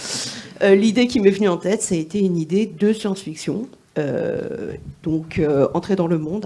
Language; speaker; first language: French; native; French